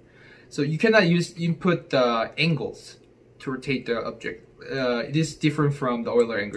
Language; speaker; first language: English; non-native, fluent; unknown